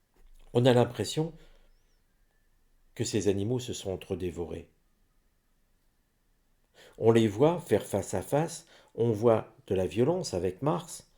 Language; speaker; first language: French; native; French